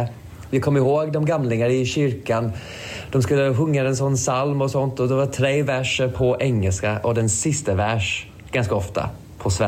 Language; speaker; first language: Swedish; non-native, fluent; English